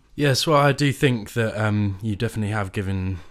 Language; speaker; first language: English; native; English